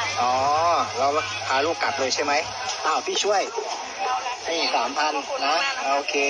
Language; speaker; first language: Thai; native; Thai